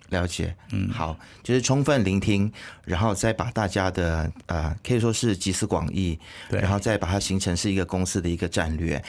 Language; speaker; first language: Chinese; native; Chinese